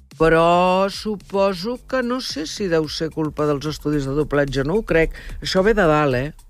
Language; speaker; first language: Catalan; early bilingual, heritage; Catalan